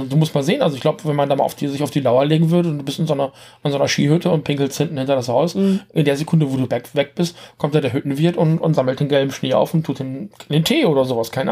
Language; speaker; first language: German; native; German